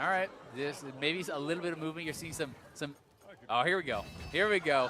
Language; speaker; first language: English; native; English